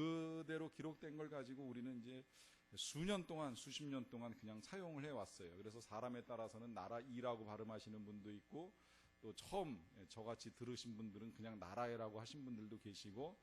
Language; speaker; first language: Korean; native; Korean